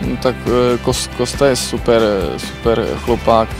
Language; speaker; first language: Polish; non-native, learner; Czech